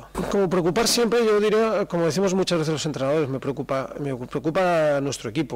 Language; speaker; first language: Spanish; native; Spanish